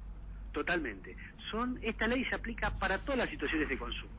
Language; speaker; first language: Spanish; native; Spanish